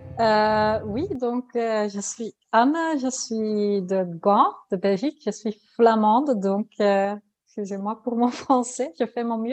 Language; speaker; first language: French; non-native, learner; Dutch